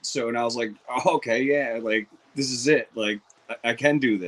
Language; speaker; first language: English; native; English